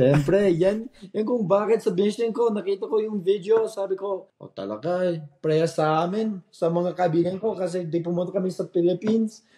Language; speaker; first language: Filipino; non-native, fluent; English